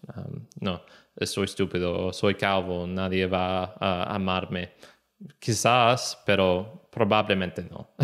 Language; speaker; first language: Spanish; non-native, learner; English